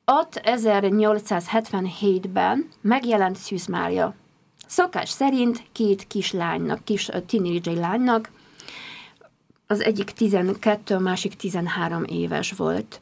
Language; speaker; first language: Hungarian; non-native, fluent; Polish